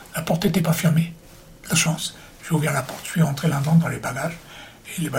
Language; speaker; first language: French; early bilingual, other home language; German